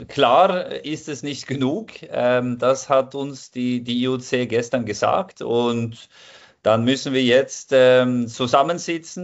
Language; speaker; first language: German; non-native, fluent; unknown